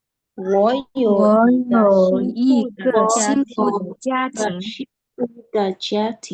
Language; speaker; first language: Chinese; non-native, learner; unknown